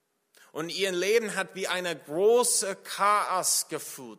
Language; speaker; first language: German; non-native, fluent; English